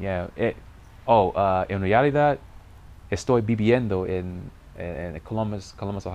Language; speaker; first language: Spanish; non-native, learner; English